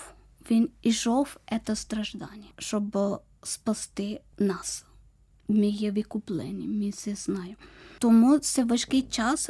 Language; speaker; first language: Ukrainian; non-native, learner; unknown